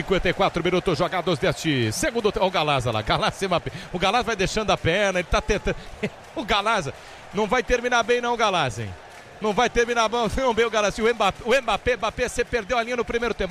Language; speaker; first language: Portuguese; native; Portuguese